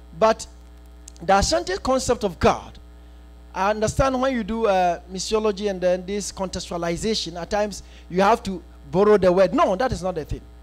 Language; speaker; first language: English; non-native, local second language; Akan